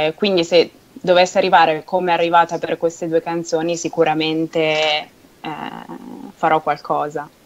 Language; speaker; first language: Italian; native; Italian